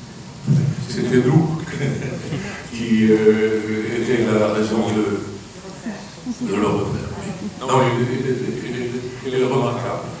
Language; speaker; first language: French; non-native, fluent; Swedish